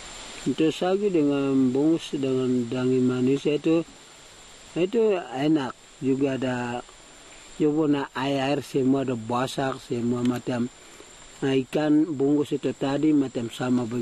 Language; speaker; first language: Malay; non-native, local second language; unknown